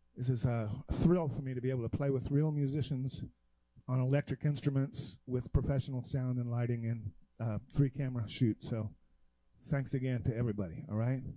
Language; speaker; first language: English; native; English